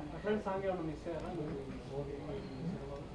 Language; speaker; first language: Telugu; native; Telugu